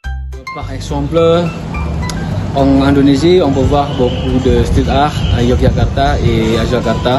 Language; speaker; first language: French; non-native, learner; Indonesian